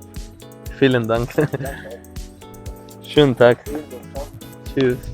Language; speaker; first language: German; non-native, learner; Spanish